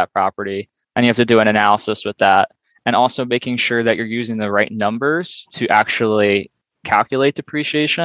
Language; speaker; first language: English; native; English